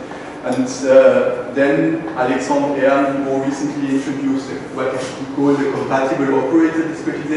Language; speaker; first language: English; non-native, fluent; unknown